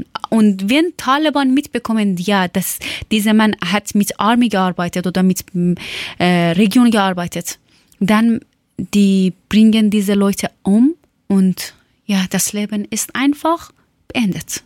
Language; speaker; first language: German; non-native, learner; Persian